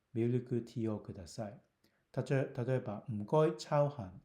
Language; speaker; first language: Japanese; non-native, fluent; Cantonese